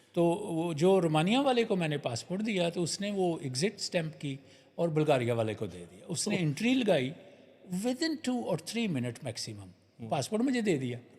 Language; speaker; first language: Urdu; non-native, local second language; Punjabi